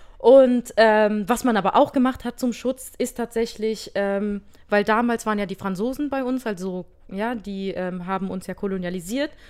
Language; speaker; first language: German; early bilingual, other home language; Berber languages